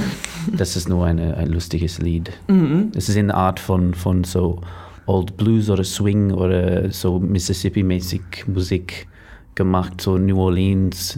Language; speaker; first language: German; non-native, learner; English